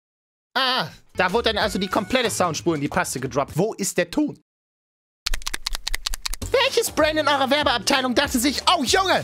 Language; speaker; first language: German; native; German